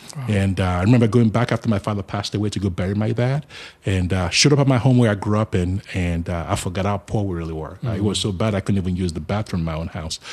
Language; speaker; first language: English; non-native, local second language; Yoruba